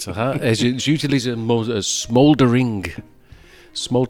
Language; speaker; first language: French; non-native, fluent; English